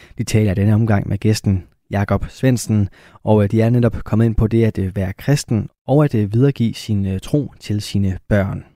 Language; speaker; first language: Danish; native; Danish